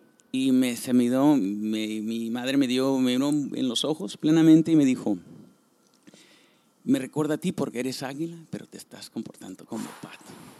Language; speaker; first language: Spanish; early bilingual, heritage; Spanish